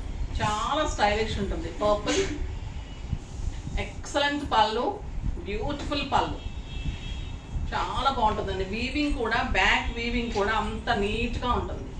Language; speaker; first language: Telugu; native; Telugu